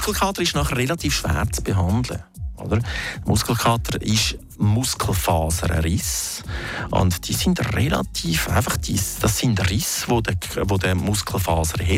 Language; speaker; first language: German; native; German